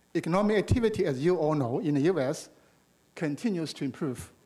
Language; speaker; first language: English; non-native, fluent; Chinese